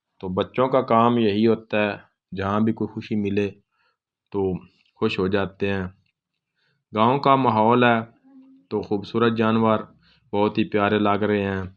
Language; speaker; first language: Urdu; non-native, local second language; Punjabi